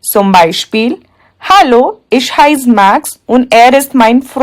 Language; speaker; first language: German; non-native, fluent; Hindi